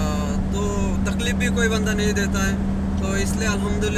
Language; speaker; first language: Hindi; non-native, fluent; Bangla